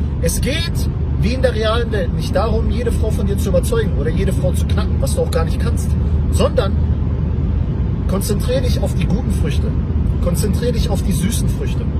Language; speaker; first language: German; native; German